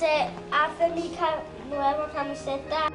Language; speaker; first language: Spanish; non-native, learner; English